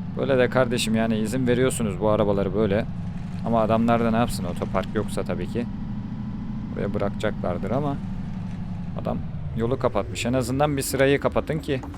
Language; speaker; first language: Turkish; native; Turkish